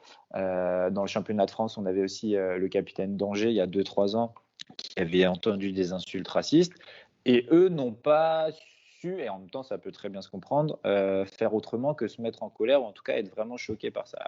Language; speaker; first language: French; native; French